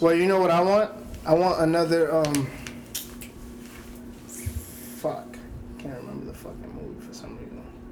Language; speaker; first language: English; early bilingual, other home language; Spanish